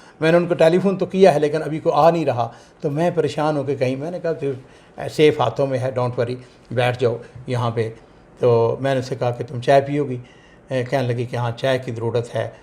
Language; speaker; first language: Urdu; non-native, local second language; Punjabi